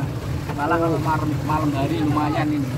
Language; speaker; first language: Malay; non-native, local second language; Javanese